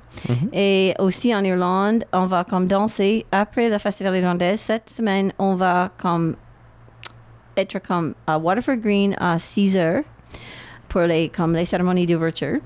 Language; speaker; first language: French; non-native, local second language; English